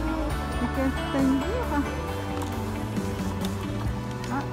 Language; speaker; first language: French; native; French